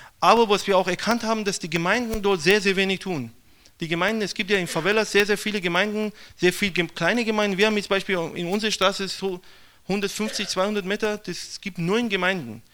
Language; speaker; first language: German; non-native, fluent; Persian